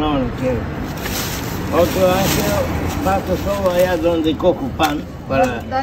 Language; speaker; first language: Spanish; non-native, learner; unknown